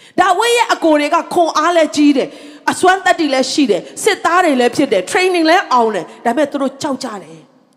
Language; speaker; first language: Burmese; non-native, local second language; Tedim Chin